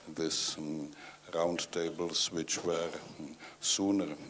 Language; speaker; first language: English; non-native, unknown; Czech